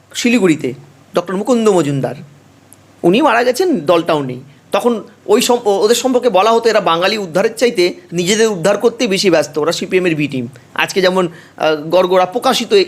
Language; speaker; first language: Bangla; native; Bangla